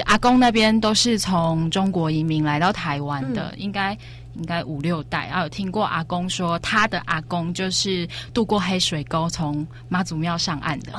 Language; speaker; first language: Chinese; native; Chinese